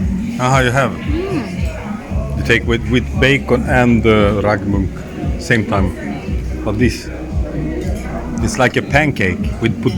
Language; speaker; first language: English; non-native, learner; Swedish